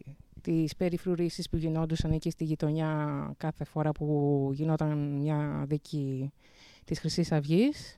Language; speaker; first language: Greek; native; Greek